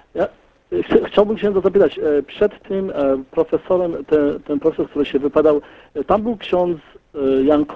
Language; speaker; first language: Polish; early bilingual, heritage; Polish